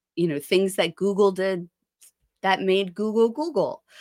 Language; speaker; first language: English; native; English